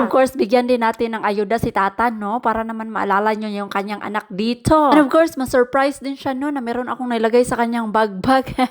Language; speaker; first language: Filipino; non-native, local second language; Cebuano